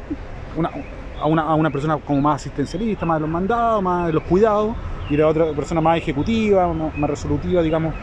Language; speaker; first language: Spanish; native; Spanish